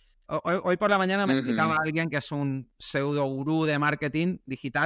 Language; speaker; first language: Spanish; native; Spanish